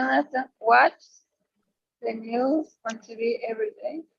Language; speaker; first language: English; non-native, learner; Spanish